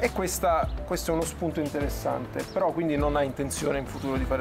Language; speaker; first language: Italian; native; Italian